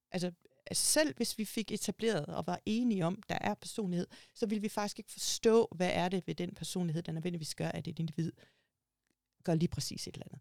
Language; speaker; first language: Danish; native; Danish